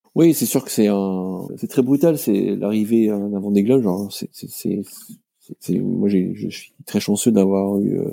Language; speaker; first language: French; native; French